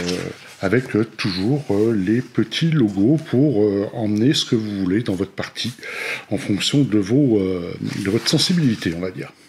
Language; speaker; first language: French; native; French